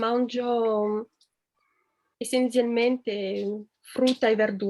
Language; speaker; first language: Italian; non-native, fluent; French